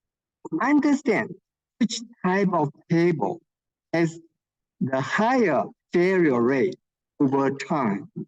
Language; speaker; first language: English; non-native, fluent; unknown